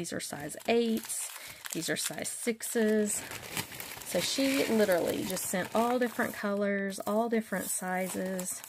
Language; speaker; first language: English; native; English